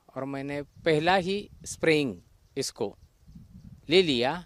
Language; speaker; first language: Hindi; non-native, local second language; Marathi